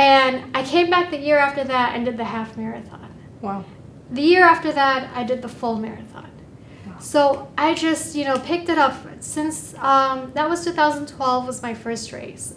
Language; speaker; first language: English; native; English